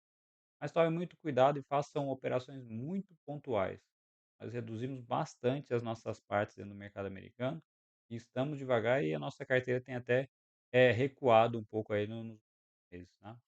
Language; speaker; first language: Portuguese; native; Portuguese